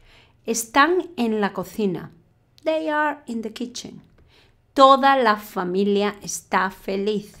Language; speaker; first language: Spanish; non-native, fluent; English